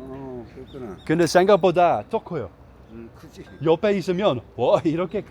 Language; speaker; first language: Korean; non-native, learner; Dutch